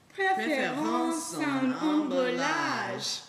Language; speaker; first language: French; non-native, learner; English